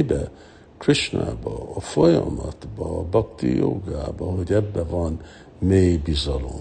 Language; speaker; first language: Hungarian; early bilingual, heritage; Hungarian